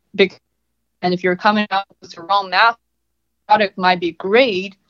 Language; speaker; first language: English; non-native, fluent; Russian